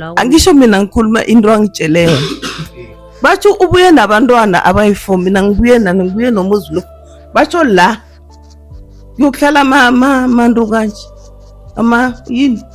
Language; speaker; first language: Zulu; non-native, local second language; South Ndebele